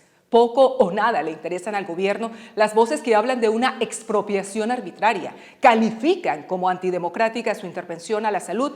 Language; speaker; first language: Spanish; native; Spanish